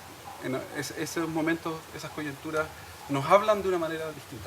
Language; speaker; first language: Spanish; native; Spanish